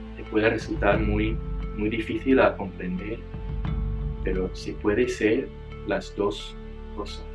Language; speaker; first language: Spanish; non-native, fluent; English